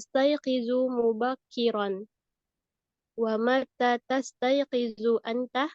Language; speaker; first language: Arabic; non-native, learner; Indonesian